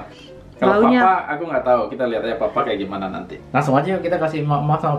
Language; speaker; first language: Indonesian; native; Indonesian